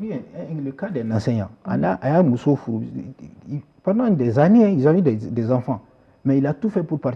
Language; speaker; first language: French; non-native, local second language; Bambara